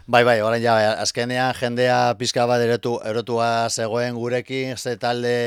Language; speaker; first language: Basque; non-native, local second language; Spanish